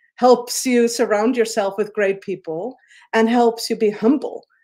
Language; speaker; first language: English; non-native, fluent; Icelandic